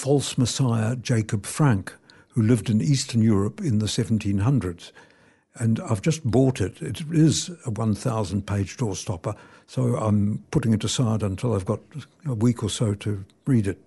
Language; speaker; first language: English; native; English